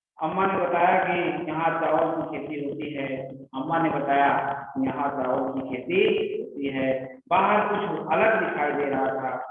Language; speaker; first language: Hindi; native; Hindi